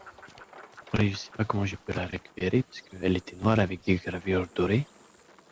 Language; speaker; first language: French; native; French